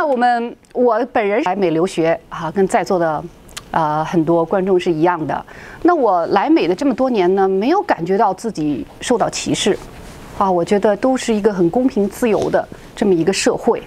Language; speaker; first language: Chinese; native; Chinese